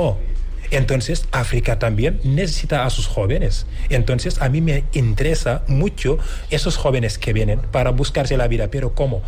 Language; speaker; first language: Spanish; non-native, fluent; Wolof